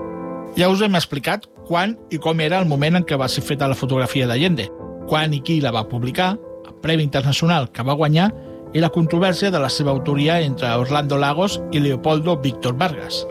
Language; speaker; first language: Catalan; native; Catalan